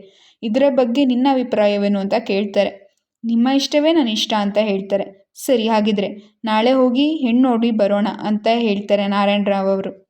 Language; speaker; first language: Kannada; native; Kannada